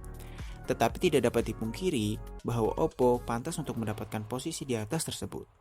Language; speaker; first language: Indonesian; native; Indonesian